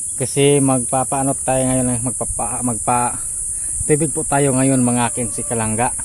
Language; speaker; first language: Filipino; non-native, local second language; Cebuano